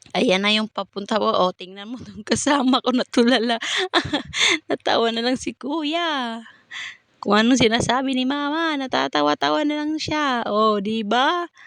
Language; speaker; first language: Filipino; non-native, local second language; Cebuano